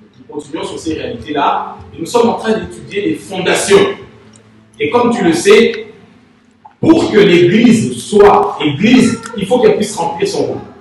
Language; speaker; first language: French; non-native, local second language; Lingala